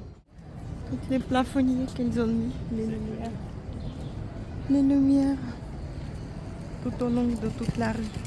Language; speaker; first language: French; non-native, fluent; Russian